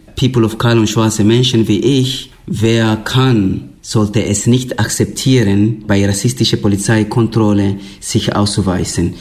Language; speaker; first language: German; non-native, fluent; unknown